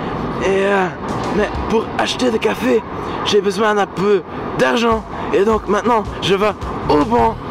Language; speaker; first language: French; non-native, learner; Dutch